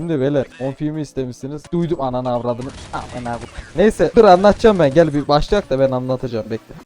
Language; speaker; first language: Turkish; native; Turkish